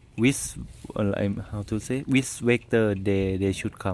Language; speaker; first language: English; non-native, learner; Thai